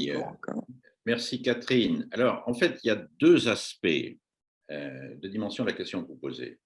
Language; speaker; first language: French; native; French